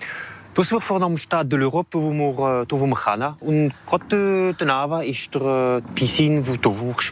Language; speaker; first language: German; non-native, local second language; French